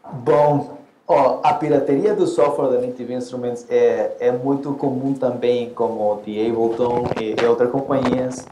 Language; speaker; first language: Portuguese; non-native, fluent; Spanish